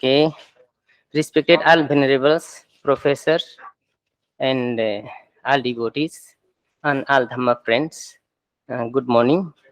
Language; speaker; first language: English; non-native, fluent; Thai